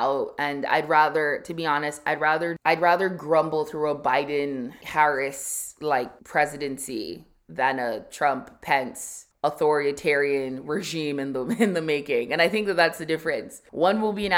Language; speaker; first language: English; native; English